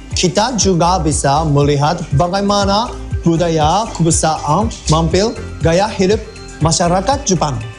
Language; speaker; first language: Indonesian; non-native, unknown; Japanese